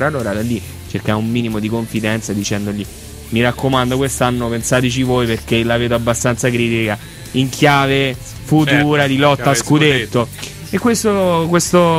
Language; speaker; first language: Italian; native; Italian